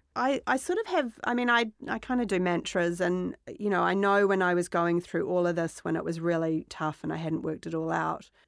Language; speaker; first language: English; native; English